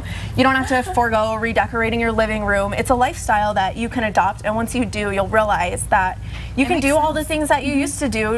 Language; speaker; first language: English; native; English